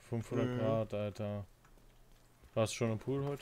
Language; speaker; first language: German; native; German